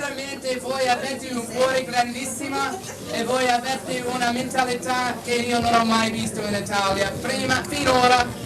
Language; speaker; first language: Italian; non-native, learner; English